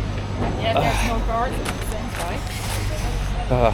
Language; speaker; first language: English; non-native, fluent; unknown